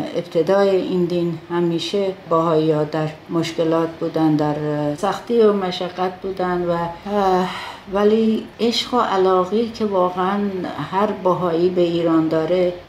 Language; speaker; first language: Persian; native; Persian